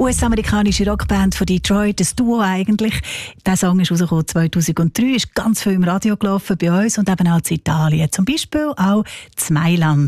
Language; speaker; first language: German; native; German